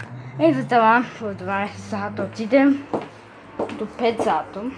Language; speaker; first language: Bulgarian; early bilingual, heritage; Bulgarian